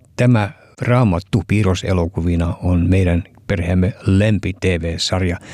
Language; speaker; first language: Finnish; early bilingual, heritage; Finnish